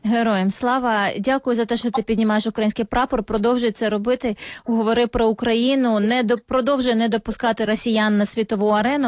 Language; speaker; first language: Ukrainian; native; Ukrainian